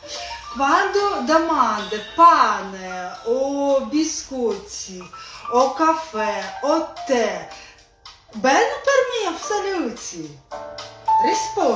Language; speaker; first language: Italian; non-native, learner; Russian